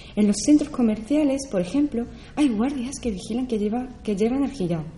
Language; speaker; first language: Spanish; non-native, fluent; Persian